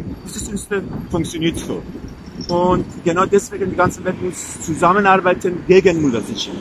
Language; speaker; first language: German; non-native, fluent; Persian